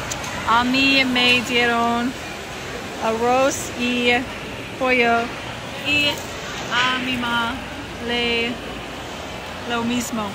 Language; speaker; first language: Spanish; non-native, learner; English